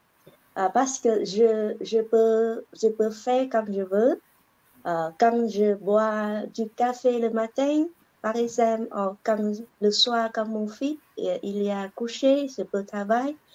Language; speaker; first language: French; non-native, learner; Vietnamese